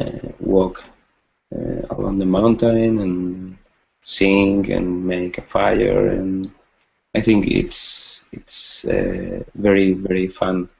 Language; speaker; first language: English; non-native, learner; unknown